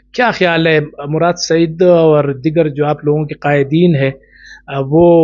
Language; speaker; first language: Urdu; non-native, local second language; Pashto